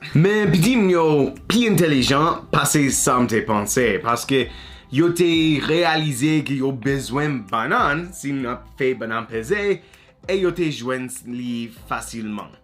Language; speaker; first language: Haitian Creole; non-native, learner; English